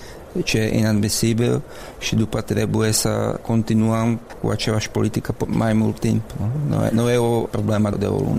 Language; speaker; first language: Romanian; non-native, learner; Czech